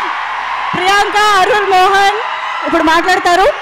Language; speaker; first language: Telugu; native; Telugu